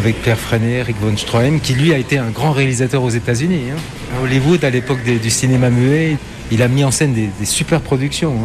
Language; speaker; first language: French; native; French